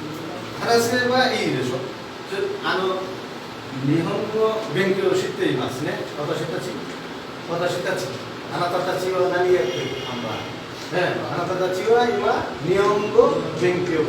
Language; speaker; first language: Japanese; non-native, learner; Bangla